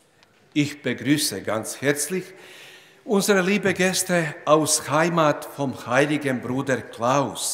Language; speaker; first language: German; non-native, learner; Croatian